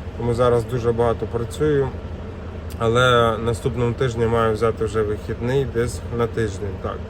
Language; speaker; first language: Ukrainian; non-native, local second language; Russian